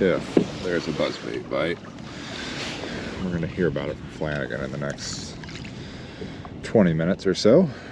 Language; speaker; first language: English; native; English